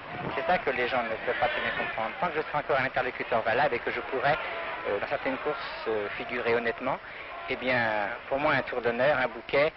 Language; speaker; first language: French; native; French